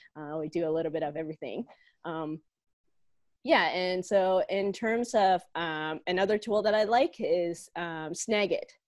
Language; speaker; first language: English; non-native, local second language; Cantonese